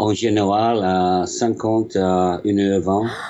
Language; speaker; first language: French; non-native, learner; English